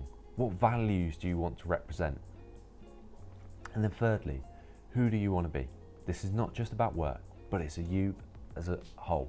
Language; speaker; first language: English; native; English